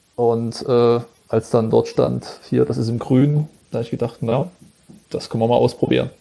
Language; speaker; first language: German; native; German